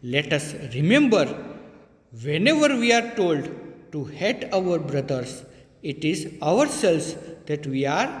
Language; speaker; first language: English; non-native, local second language; Gujarati